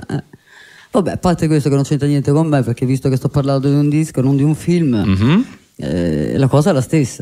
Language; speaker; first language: Italian; native; Italian